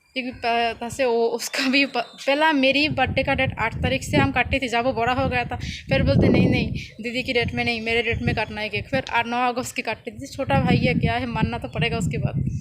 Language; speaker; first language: Urdu; non-native, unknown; Bangla